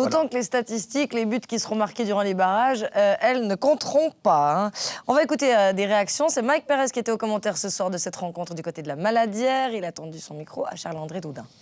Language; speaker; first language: French; native; French